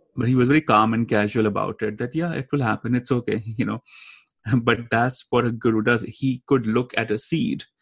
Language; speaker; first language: English; non-native, local second language; Hindi